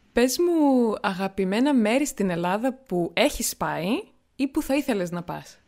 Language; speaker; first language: Greek; native; Greek